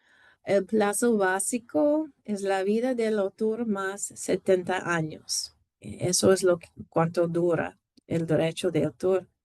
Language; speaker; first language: Spanish; non-native, fluent; English